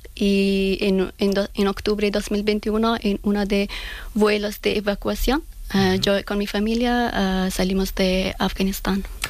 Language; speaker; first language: Spanish; non-native, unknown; Persian